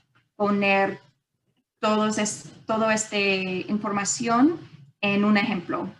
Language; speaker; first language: Spanish; non-native, fluent; English